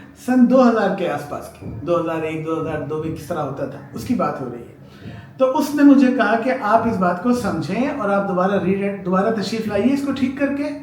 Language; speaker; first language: Urdu; native; Urdu